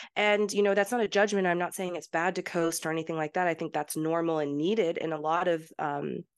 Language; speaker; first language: English; early bilingual, heritage; English